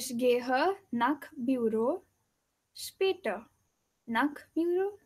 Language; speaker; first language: German; non-native, fluent; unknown